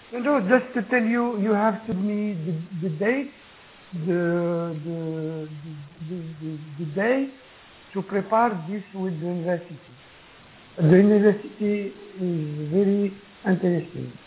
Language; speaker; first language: English; non-native, learner; Arabic